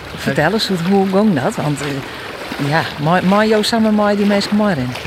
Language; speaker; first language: Dutch; non-native, local second language; Western Frisian